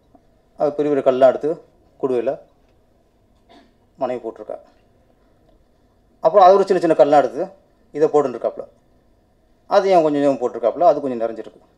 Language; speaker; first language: Tamil; native; Tamil